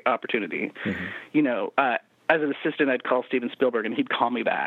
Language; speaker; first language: English; native; English